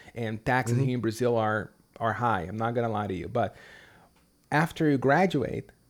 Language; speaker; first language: English; non-native, fluent; Portuguese